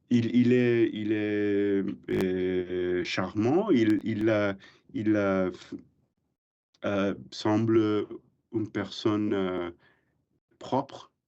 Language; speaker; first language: French; non-native, learner; English